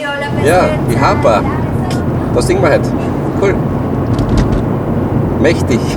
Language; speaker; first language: German; native; German